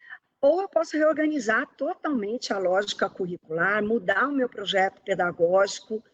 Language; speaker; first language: Portuguese; native; Portuguese